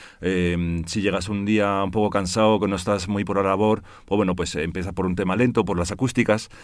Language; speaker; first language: Spanish; early bilingual, heritage; Spanish